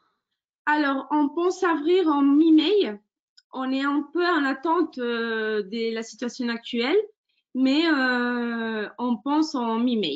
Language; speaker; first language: French; non-native, fluent; Spanish